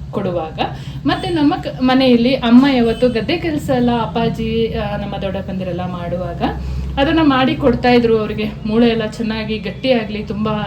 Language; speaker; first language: Kannada; non-native, local second language; Kodava